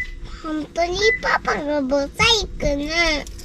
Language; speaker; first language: Japanese; early bilingual, other home language; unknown